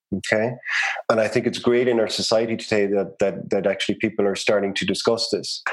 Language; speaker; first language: English; native; English